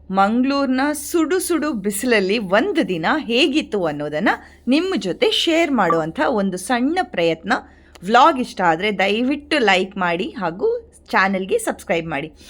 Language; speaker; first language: Kannada; non-native, local second language; Tulu